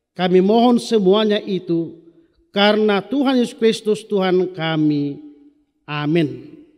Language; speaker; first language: Indonesian; non-native, local second language; Batak Toba